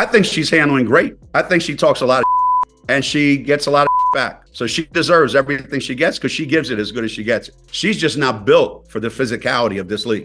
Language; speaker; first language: English; native; English